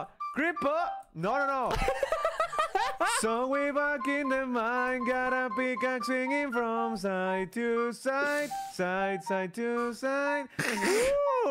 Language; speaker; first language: English; non-native, learner; Spanish